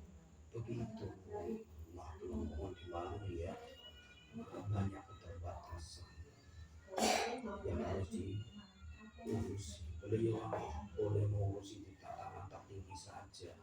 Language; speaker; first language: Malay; non-native, local second language; Javanese